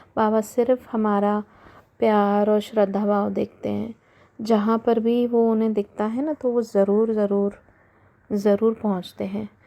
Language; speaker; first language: Hindi; native; Hindi